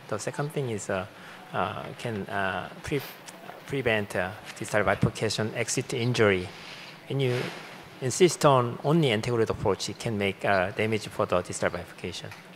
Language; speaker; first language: English; non-native, fluent; Korean